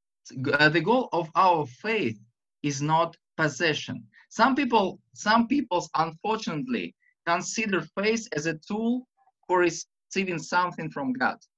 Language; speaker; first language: English; non-native, fluent; Russian